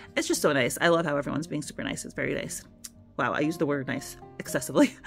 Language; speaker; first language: English; native; English